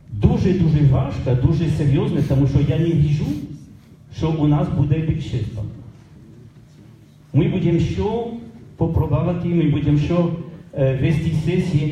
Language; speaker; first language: Ukrainian; non-native, learner; French